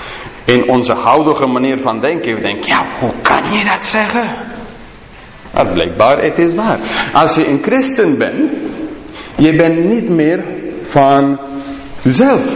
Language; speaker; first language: Dutch; non-native, fluent; English